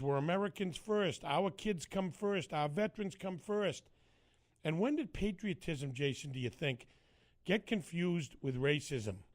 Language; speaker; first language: English; native; English